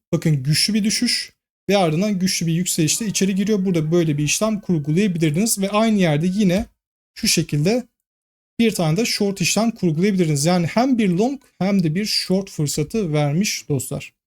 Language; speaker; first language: Turkish; native; Turkish